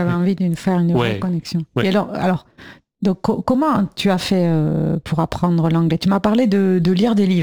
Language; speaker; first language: French; native; French